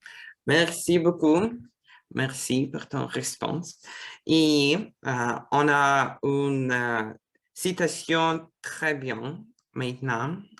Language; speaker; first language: French; non-native, fluent; Russian